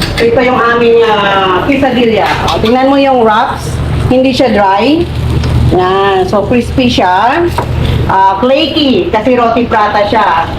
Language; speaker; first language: Filipino; native; Filipino